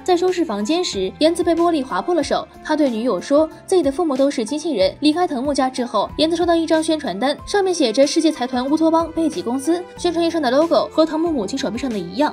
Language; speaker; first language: Chinese; native; Chinese